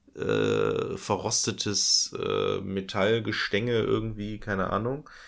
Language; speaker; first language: German; native; German